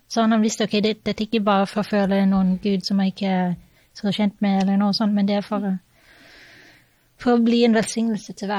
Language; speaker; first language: Norwegian; non-native, fluent; English